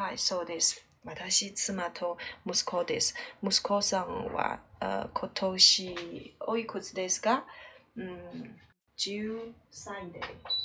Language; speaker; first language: Japanese; non-native, learner; Chinese